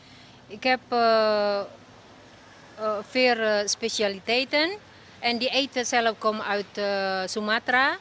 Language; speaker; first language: Dutch; non-native, learner; Indonesian